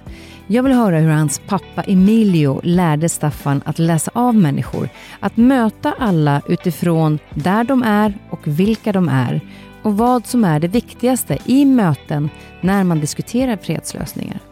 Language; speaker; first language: Swedish; native; Swedish